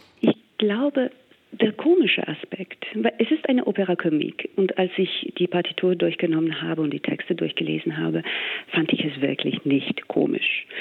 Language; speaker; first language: German; non-native, fluent; English